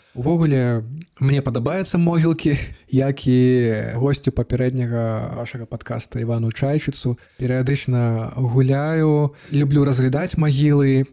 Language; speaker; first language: Belarusian; native; Belarusian